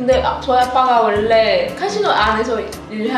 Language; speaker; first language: Korean; non-native, learner; Cantonese